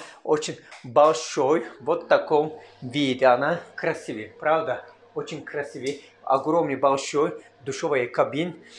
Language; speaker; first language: Russian; non-native, learner; Turkish